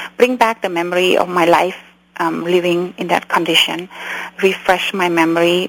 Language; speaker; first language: English; early bilingual, other home language; Khmer